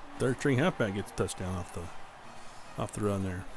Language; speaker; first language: English; native; English